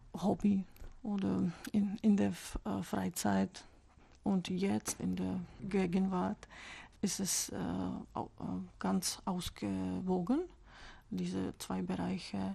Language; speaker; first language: German; non-native, fluent; Czech